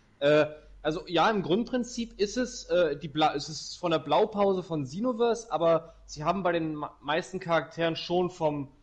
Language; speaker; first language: German; native; German